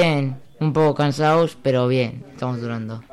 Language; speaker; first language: Spanish; early bilingual, other home language; Arabic